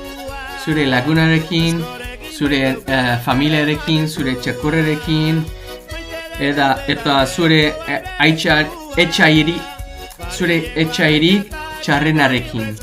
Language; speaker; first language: Basque; non-native, learner; English